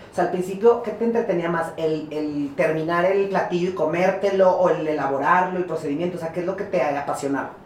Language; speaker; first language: Spanish; native; Spanish